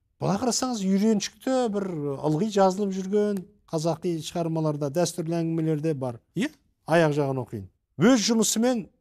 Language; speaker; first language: Kazakh; native; Kazakh